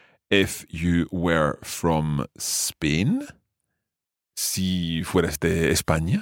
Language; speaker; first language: English; native; English